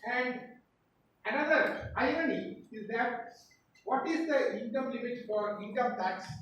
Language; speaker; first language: English; non-native, local second language; Malayalam